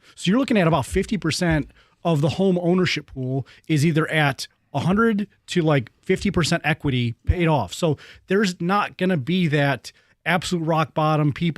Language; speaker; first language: English; native; English